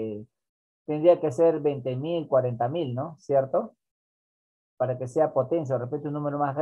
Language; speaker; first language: Spanish; native; Spanish